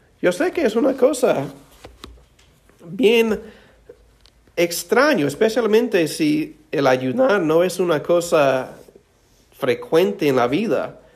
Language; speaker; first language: Spanish; non-native, fluent; English